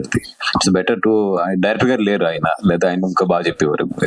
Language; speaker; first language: Telugu; native; Telugu